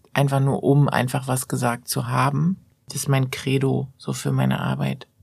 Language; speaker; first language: German; early bilingual, other home language; Persian